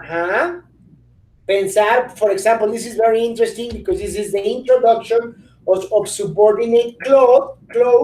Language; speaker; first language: English; non-native, fluent; Spanish